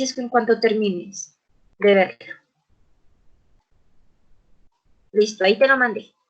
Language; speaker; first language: Spanish; native; Spanish